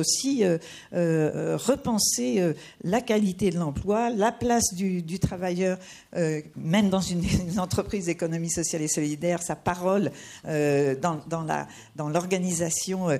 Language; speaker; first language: French; native; French